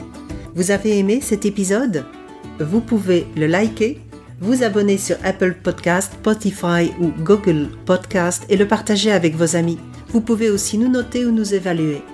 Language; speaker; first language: French; native; French